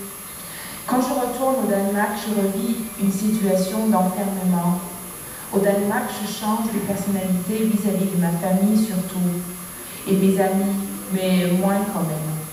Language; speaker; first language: French; non-native, fluent; Danish